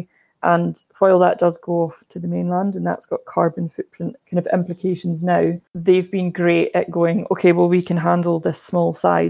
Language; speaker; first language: English; native; English